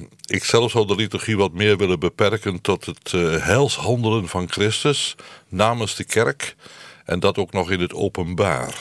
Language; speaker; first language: Dutch; native; Dutch